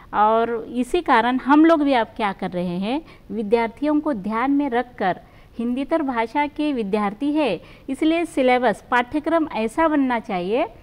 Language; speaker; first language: Hindi; non-native, local second language; Marathi